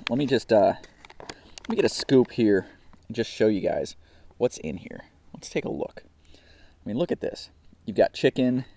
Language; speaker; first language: English; native; English